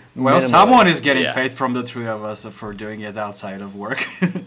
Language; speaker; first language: English; non-native, fluent; Bulgarian